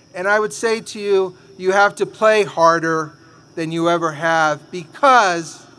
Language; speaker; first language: English; early bilingual, other home language; Spanish